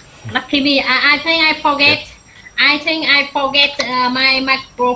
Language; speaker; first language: English; non-native, learner; Vietnamese